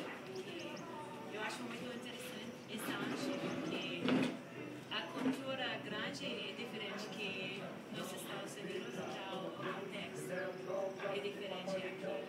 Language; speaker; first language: Portuguese; non-native, learner; English